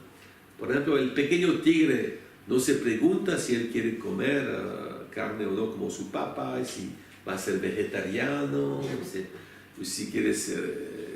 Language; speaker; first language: Spanish; non-native, fluent; French